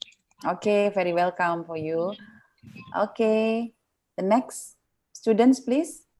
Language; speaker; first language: English; non-native, fluent; Indonesian